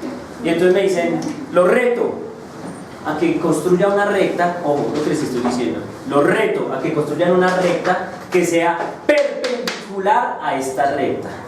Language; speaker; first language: Spanish; native; Spanish